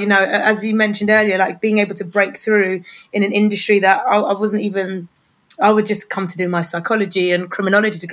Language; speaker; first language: English; native; English